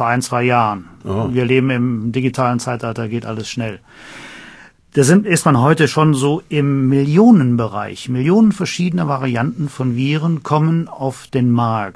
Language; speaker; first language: German; native; German